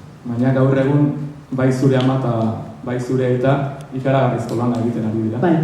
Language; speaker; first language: Basque; native; Basque